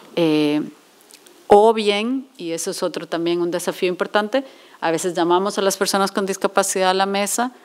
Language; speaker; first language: Spanish; native; Spanish